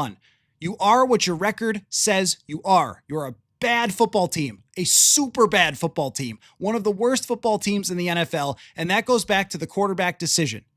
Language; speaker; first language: English; native; English